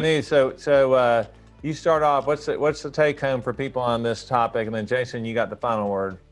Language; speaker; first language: English; native; English